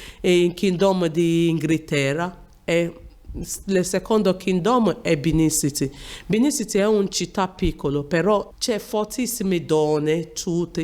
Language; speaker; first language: Italian; non-native, learner; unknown